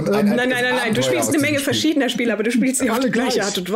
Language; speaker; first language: German; native; German